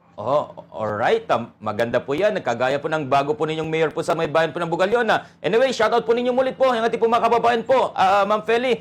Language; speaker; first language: Filipino; non-native, local second language; Pangasinan